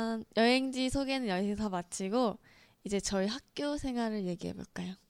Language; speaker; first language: Korean; non-native, local second language; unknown